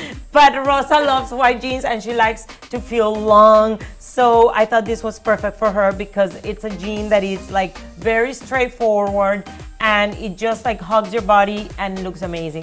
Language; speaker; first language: English; non-native, fluent; Spanish